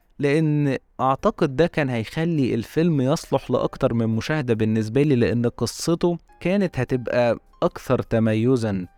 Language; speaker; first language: Arabic; native; Arabic